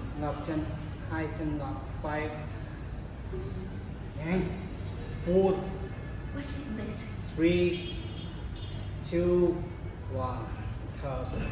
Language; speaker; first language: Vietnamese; non-native, learner; Hindi